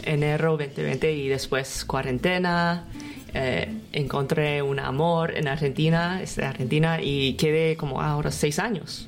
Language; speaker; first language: Spanish; non-native, learner; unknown